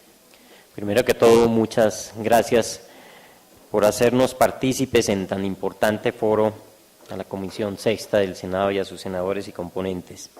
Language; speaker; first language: Spanish; native; Spanish